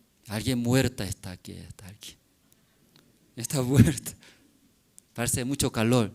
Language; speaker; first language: Spanish; non-native, learner; Korean